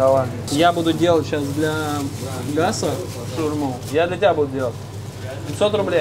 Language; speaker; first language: Russian; native; Russian